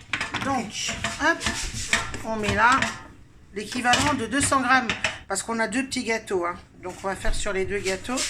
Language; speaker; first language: French; native; French